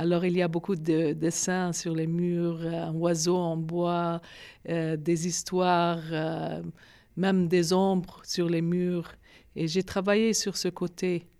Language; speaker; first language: French; non-native, fluent; Arabic